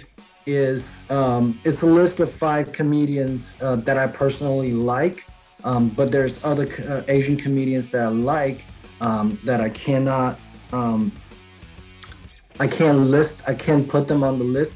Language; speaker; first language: English; non-native, fluent; Chinese